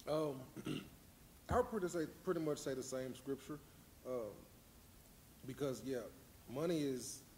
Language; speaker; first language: English; native; English